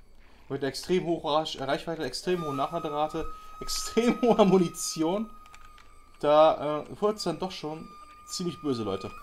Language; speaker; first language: German; native; German